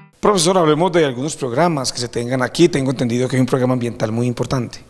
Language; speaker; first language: Spanish; native; Spanish